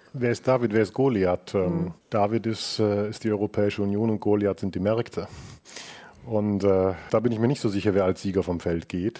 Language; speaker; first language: German; native; German